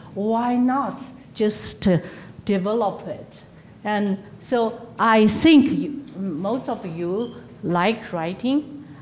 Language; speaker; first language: English; non-native, fluent; Chinese